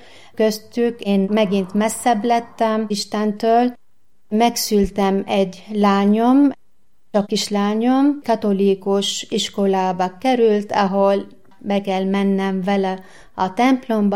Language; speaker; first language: Hungarian; non-native, learner; Arabic